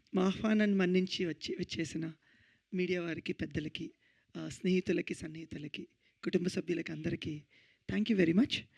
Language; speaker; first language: Telugu; native; Telugu